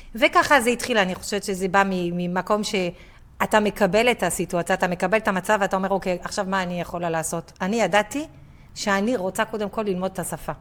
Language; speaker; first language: Hebrew; non-native, fluent; French